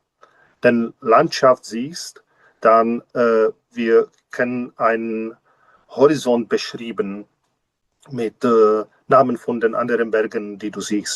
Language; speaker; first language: German; non-native, learner; Czech